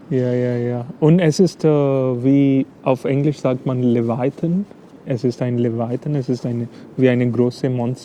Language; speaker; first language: German; non-native, fluent; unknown